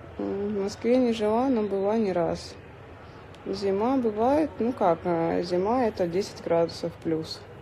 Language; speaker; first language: Russian; native; Russian